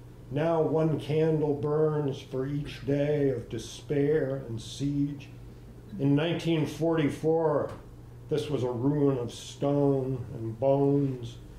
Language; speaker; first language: English; native; English